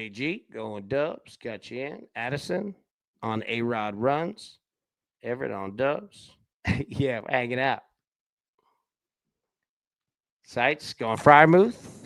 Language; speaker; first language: English; native; English